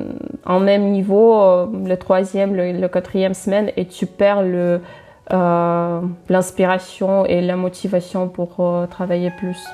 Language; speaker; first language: French; non-native, fluent; Russian